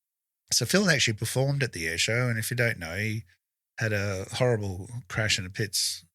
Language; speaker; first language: English; native; English